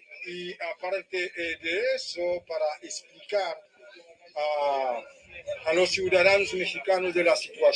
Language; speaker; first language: Spanish; non-native, fluent; Haitian Creole